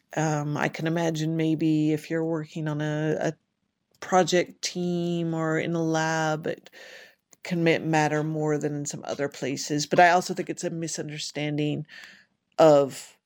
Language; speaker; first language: English; native; English